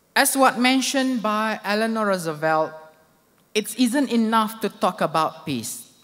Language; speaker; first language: English; non-native, local second language; Malay